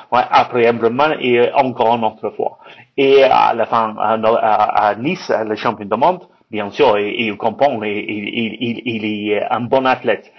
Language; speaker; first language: French; non-native, learner; English